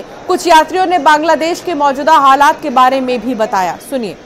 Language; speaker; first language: Hindi; native; Hindi